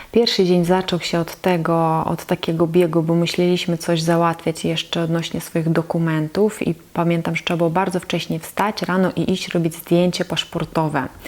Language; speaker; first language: Polish; non-native, fluent; Russian